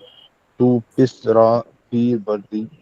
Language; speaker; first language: Persian; non-native, learner; Urdu